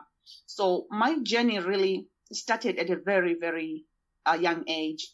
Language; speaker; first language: English; non-native, local second language; Shona